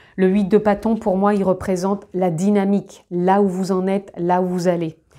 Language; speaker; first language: French; native; French